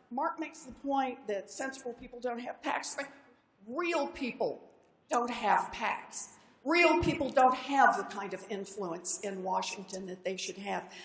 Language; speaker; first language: English; native; English